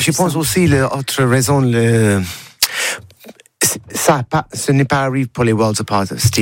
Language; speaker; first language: French; non-native, learner; English